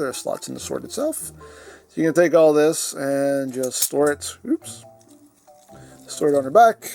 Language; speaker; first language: English; native; English